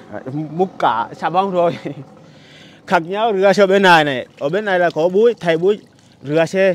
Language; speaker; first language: Vietnamese; non-native, learner; Portuguese